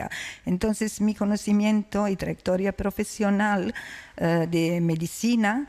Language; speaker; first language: Spanish; non-native, learner; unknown